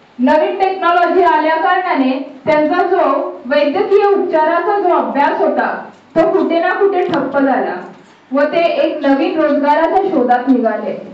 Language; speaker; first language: Marathi; non-native, local second language; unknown